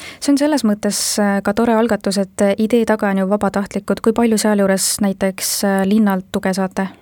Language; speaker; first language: Estonian; native; Estonian